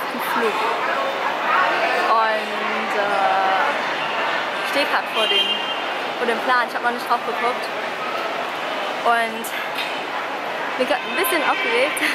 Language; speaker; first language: German; early bilingual, other home language; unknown